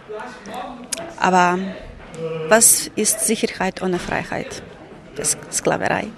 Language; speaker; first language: German; non-native, fluent; Ukrainian